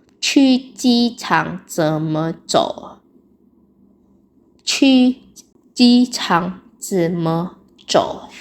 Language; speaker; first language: Chinese; non-native, fluent; Indonesian